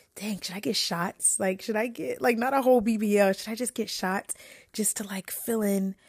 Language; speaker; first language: English; native; English